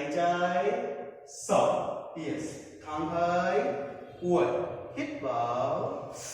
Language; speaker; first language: Vietnamese; non-native, learner; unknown